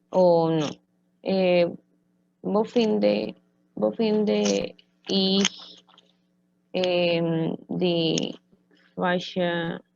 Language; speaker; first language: German; non-native, learner; Spanish